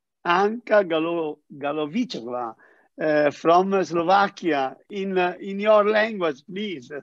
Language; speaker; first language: English; non-native, fluent; Italian